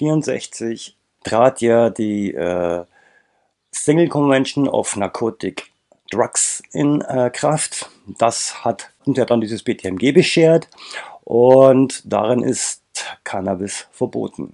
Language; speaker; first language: German; native; German